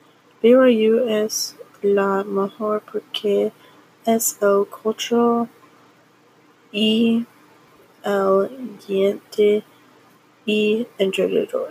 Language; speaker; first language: Spanish; non-native, learner; English